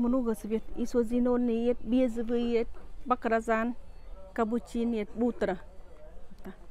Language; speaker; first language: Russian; non-native, learner; Tajik